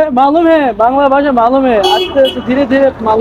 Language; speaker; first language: Hindi; non-native, learner; Bangla